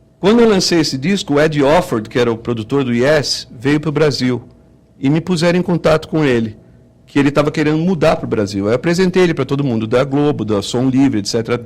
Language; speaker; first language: Portuguese; native; Portuguese